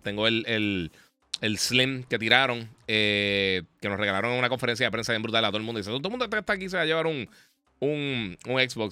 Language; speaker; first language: Spanish; native; Spanish